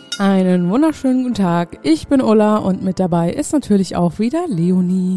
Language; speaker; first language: German; native; German